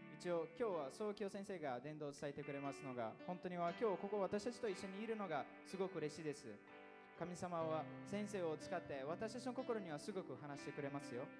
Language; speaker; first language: Japanese; non-native, fluent; Portuguese